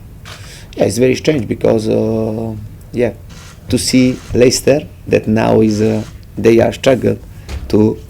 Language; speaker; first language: English; non-native, fluent; Italian